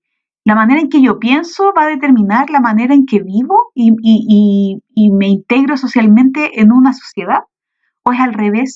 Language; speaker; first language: Spanish; native; Spanish